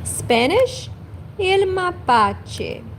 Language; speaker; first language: Spanish; non-native, fluent; Portuguese